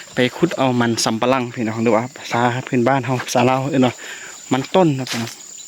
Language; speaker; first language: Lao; non-native, local second language; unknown